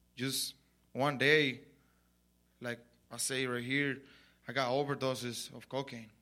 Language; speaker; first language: English; non-native, learner; Spanish